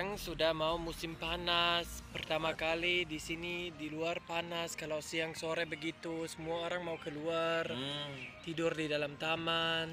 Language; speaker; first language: Indonesian; non-native, fluent; German